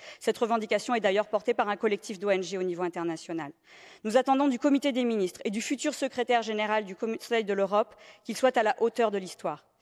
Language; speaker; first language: French; native; French